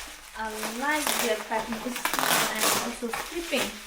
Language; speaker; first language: English; non-native, learner; Nepali